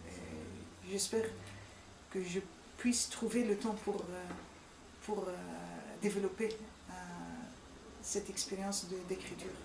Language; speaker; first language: French; non-native, fluent; Arabic